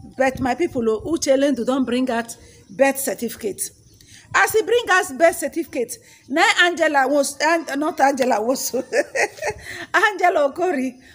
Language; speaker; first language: Nigerian Pidgin; native; Nigerian Pidgin